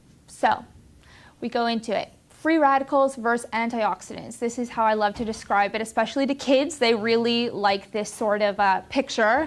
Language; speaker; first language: English; native; English